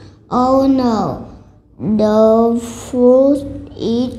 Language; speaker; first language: English; non-native, learner; Vietnamese